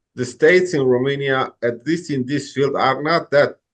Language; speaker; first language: English; non-native, fluent; Romanian